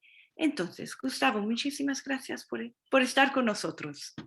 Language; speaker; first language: Spanish; non-native, fluent; English